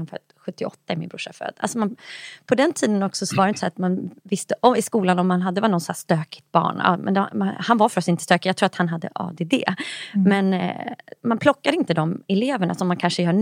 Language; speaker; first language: Swedish; native; Swedish